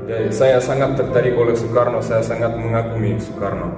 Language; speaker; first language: Malay; non-native, fluent; Russian